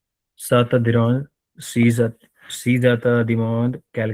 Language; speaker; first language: French; non-native, learner; Hindi